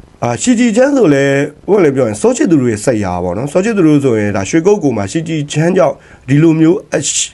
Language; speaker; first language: Burmese; native; Burmese